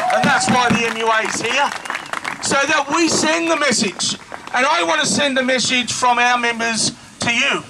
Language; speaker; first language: English; native; English